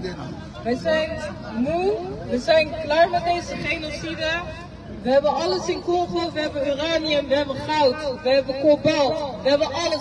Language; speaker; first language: Dutch; early bilingual, other home language; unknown